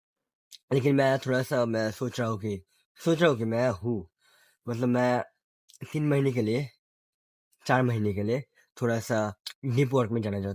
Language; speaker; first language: Hindi; non-native, local second language; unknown